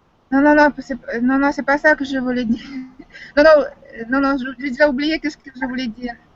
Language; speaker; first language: French; non-native, fluent; Russian